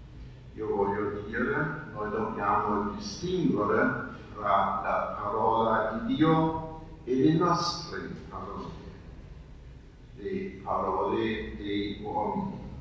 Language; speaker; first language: Italian; non-native, fluent; German